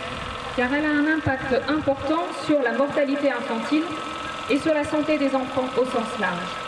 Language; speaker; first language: French; native; French